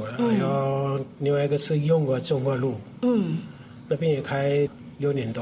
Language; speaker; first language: Chinese; non-native, learner; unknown